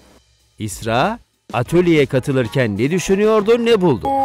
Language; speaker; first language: Turkish; native; Turkish